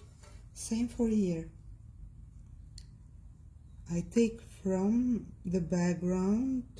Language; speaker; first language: English; non-native, fluent; Arabic